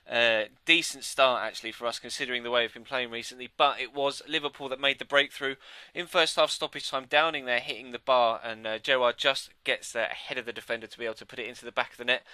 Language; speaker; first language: English; native; English